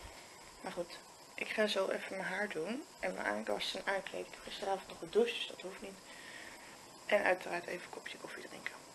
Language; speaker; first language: Dutch; native; Dutch